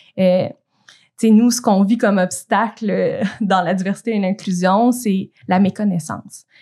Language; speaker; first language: French; native; French